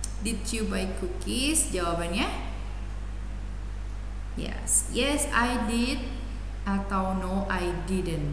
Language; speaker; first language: English; non-native, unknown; Indonesian